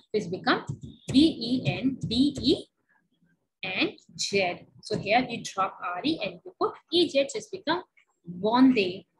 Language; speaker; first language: English; non-native, local second language; Hindi